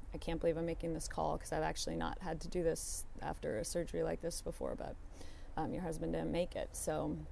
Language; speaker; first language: English; native; English